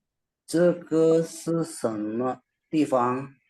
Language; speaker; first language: Chinese; non-native, learner; Indonesian